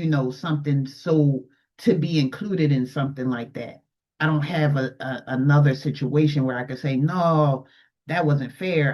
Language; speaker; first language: English; native; English